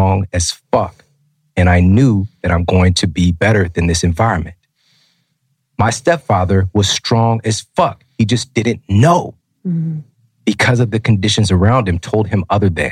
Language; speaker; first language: English; native; English